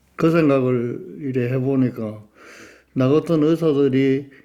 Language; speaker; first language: Korean; native; Korean